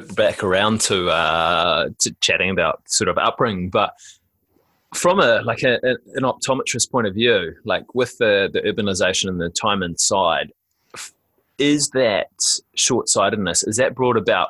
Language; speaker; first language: English; native; English